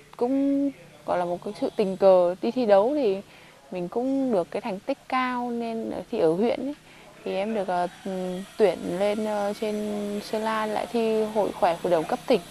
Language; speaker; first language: Vietnamese; non-native, local second language; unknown